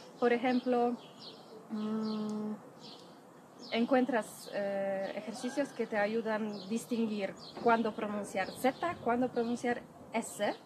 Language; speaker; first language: Spanish; non-native, fluent; Polish